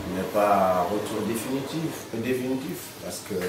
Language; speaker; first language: French; non-native, local second language; Wolof